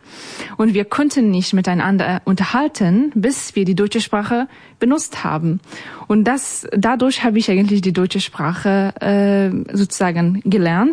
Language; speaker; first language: German; non-native, learner; Persian